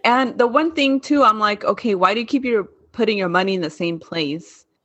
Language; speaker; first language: English; native; English